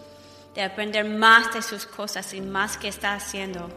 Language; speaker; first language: Spanish; non-native, fluent; English